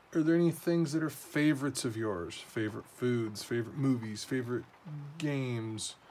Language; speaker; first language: English; native; English